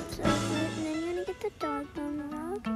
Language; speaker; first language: English; native; English